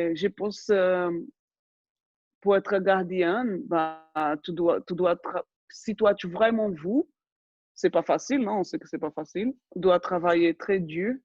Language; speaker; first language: French; non-native, fluent; Portuguese